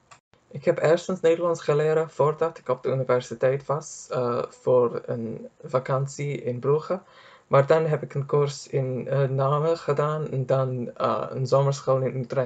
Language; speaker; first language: Dutch; non-native, fluent; English